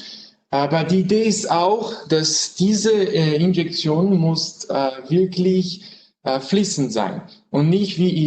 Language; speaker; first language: German; non-native, learner; French